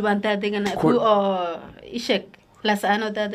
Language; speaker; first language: Somali; non-native, learner; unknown